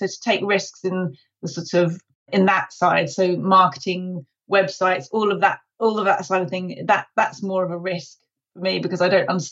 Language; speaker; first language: English; native; English